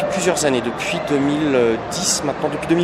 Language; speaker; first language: French; native; French